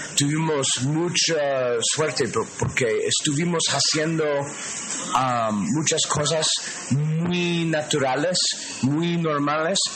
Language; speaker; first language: Spanish; non-native, learner; English